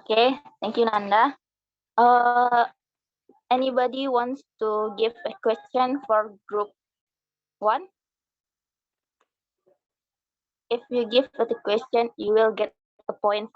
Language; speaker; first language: English; non-native, learner; Indonesian